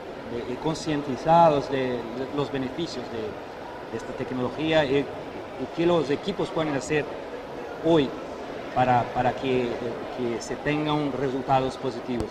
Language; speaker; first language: Spanish; non-native, fluent; Portuguese